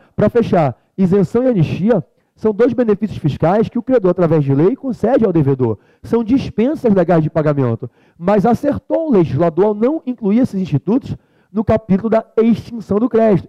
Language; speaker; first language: Portuguese; native; Portuguese